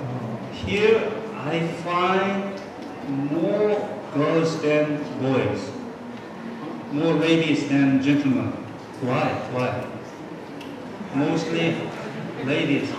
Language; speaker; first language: English; non-native, fluent; Korean